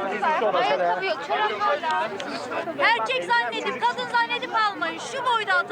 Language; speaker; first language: Turkish; native; Turkish